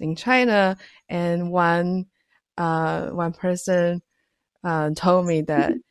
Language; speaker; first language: English; non-native, fluent; Chinese